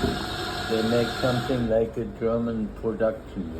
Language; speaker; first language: English; non-native, fluent; German